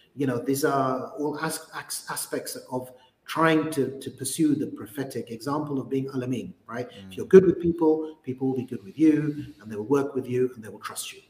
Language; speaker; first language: English; native; English